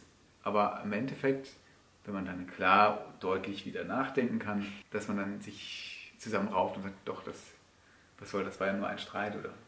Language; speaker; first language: German; native; German